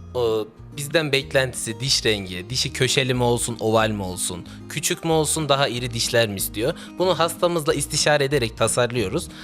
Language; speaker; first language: Turkish; native; Turkish